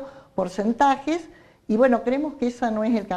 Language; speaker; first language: Spanish; native; Spanish